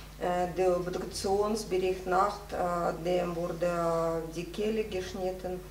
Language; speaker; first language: German; non-native, fluent; Russian